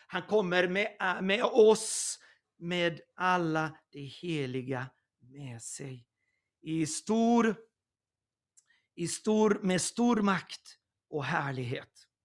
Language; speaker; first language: Swedish; non-native, fluent; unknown